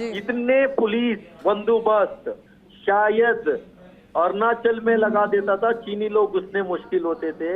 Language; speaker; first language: Hindi; non-native, local second language; Kannada